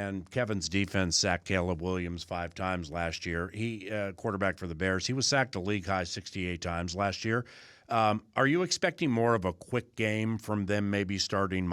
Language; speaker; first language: English; native; English